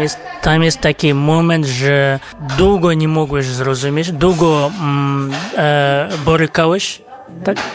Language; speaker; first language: Polish; non-native, fluent; Kazakh